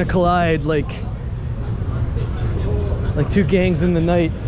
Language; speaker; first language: English; native; English